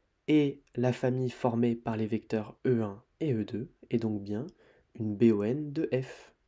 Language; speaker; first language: French; native; French